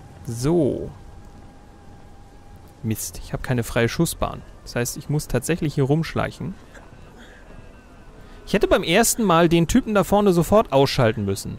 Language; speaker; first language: German; native; German